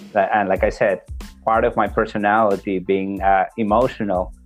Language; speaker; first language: English; non-native, fluent; Spanish